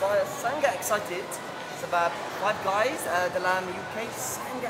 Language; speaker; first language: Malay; non-native, learner; English